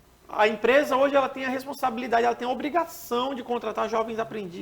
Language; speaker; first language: Portuguese; native; Portuguese